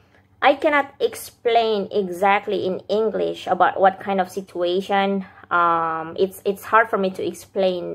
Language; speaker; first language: English; non-native, fluent; Indonesian